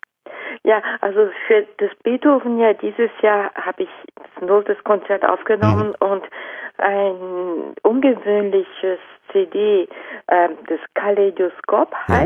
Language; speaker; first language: German; non-native, fluent; Japanese